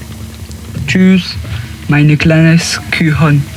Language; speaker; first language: German; non-native, learner; French